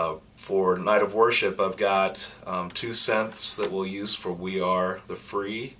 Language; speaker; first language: English; native; English